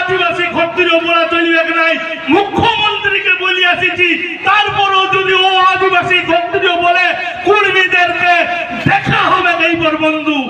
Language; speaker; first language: Bangla; native; Bangla